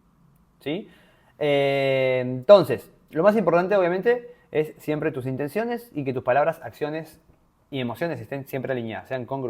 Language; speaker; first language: Spanish; native; Spanish